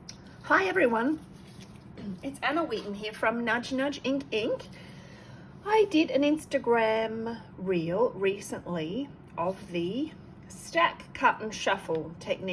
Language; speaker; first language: English; native; English